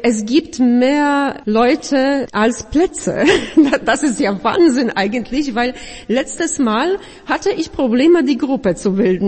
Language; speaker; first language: German; non-native, fluent; Polish